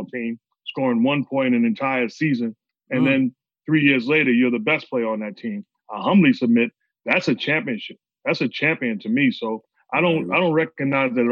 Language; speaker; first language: English; native; English